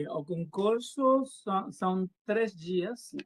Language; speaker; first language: Portuguese; non-native, learner; Spanish